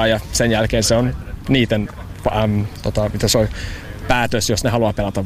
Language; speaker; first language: Finnish; non-native, fluent; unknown